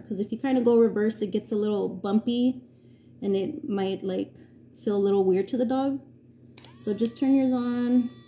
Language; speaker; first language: English; native; English